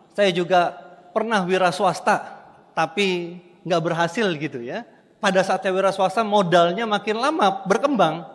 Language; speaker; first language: Indonesian; native; Indonesian